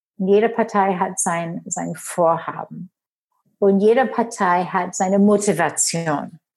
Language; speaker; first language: German; non-native, fluent; English